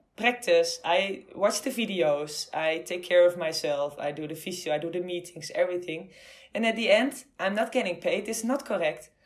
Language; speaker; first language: English; non-native, fluent; Dutch